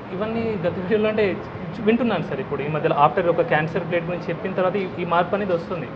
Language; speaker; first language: Telugu; non-native, local second language; Hindi